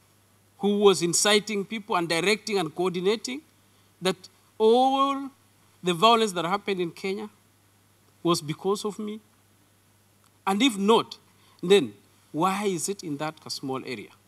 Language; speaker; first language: English; non-native, local second language; Kalenjin